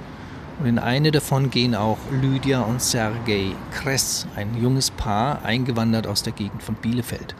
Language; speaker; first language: German; native; German